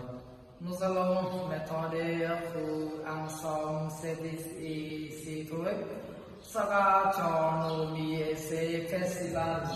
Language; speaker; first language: French; non-native, learner; Vietnamese